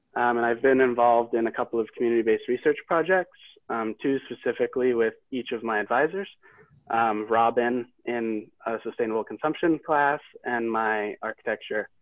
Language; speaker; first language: English; native; English